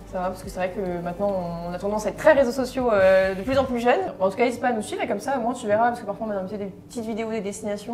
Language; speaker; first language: French; native; French